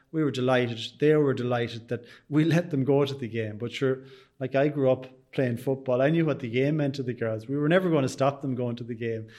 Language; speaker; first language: English; native; English